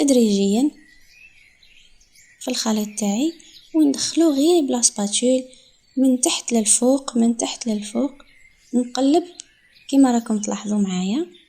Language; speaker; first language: Arabic; native; Arabic